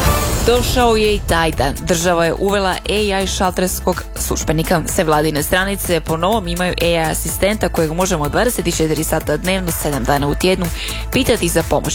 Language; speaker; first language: Croatian; native; Croatian